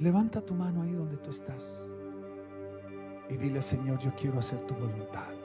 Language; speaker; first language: Spanish; native; Spanish